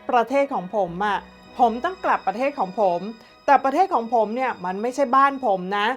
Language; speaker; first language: Thai; native; Thai